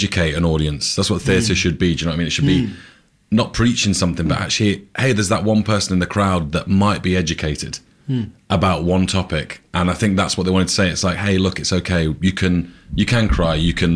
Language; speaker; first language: English; native; English